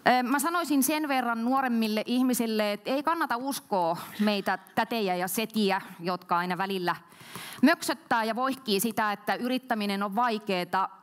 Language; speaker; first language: Finnish; native; Finnish